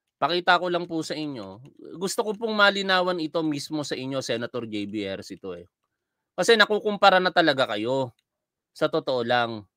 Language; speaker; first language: Filipino; native; Filipino